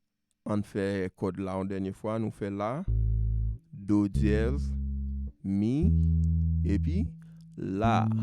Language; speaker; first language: French; non-native, local second language; Haitian Creole